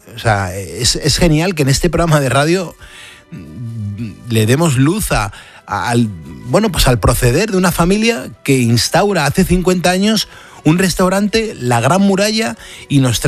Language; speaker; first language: Spanish; native; Spanish